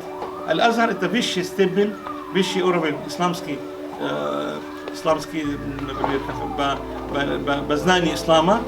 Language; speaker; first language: Russian; non-native, fluent; Arabic